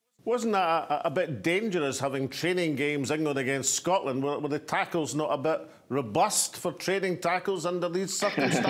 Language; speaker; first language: English; native; English